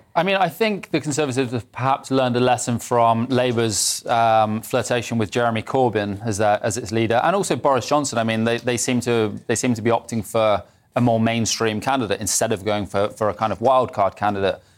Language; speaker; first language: English; native; English